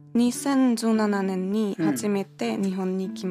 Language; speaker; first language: Japanese; non-native, learner; German